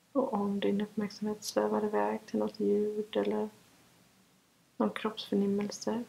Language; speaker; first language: Swedish; native; Swedish